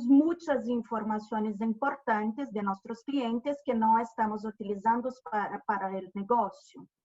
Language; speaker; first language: Spanish; non-native, fluent; Portuguese